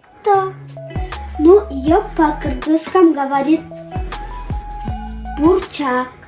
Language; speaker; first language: Russian; non-native, local second language; Kyrgyz